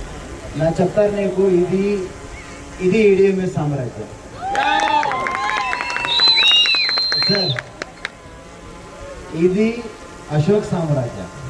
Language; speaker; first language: Telugu; non-native, local second language; Hindi